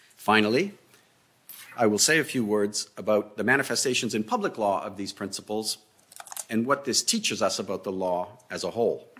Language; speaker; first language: English; native; English